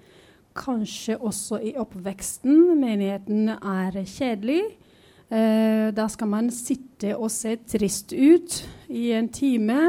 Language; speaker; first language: Norwegian; non-native, fluent; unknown